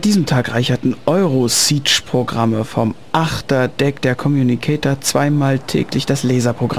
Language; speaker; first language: German; native; German